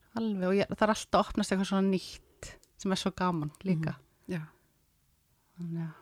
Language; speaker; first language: Icelandic; native; Icelandic